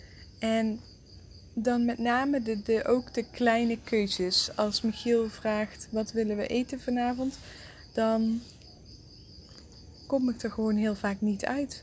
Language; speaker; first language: Dutch; native; Dutch